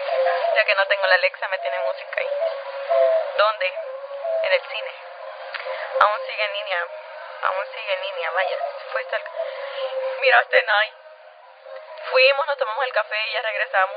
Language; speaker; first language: Spanish; native; Spanish